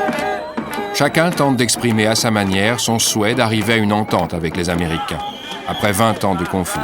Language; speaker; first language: French; native; French